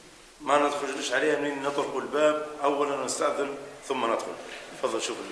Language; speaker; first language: Arabic; native; Arabic